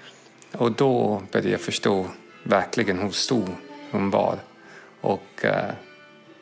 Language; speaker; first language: Swedish; non-native, fluent; English